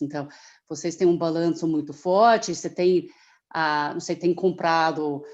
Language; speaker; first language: Portuguese; non-native, fluent; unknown